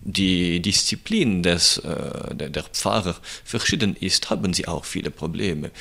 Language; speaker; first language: German; non-native, local second language; French